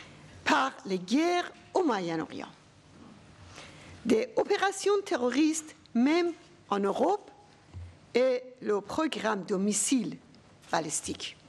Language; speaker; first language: French; non-native, fluent; Persian